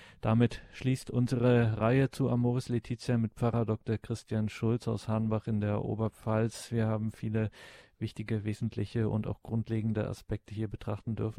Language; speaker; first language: German; native; German